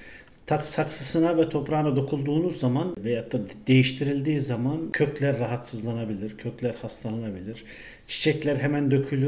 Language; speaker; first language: Turkish; native; Turkish